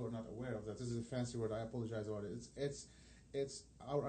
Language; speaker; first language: English; non-native, fluent; Arabic